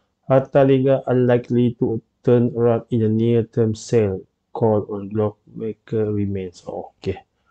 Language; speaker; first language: English; non-native, local second language; Malay